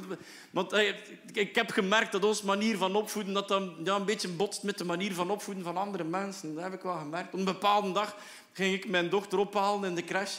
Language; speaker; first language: Dutch; native; Dutch